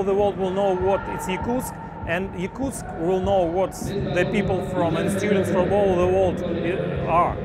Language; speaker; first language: English; non-native, learner; Russian